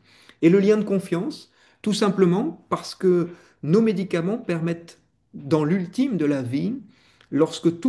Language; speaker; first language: French; native; French